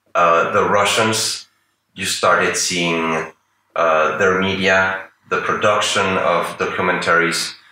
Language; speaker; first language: English; non-native, fluent; Spanish